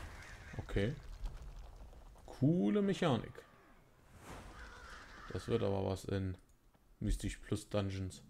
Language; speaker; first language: German; native; German